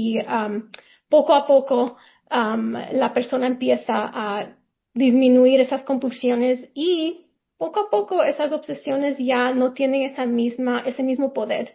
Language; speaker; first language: Spanish; early bilingual, heritage; Spanish